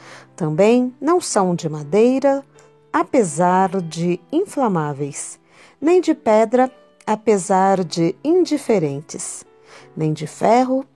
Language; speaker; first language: Portuguese; native; Portuguese